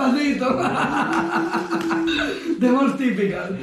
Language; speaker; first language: English; non-native, learner; Spanish